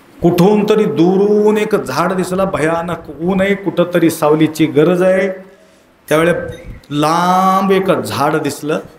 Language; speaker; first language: Marathi; non-native, local second language; Kannada